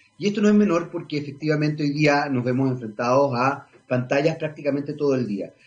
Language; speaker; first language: Spanish; native; Spanish